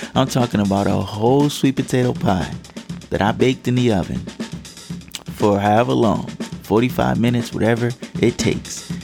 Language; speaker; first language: English; native; English